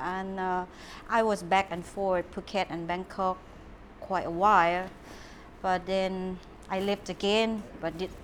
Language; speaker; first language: English; non-native, fluent; Thai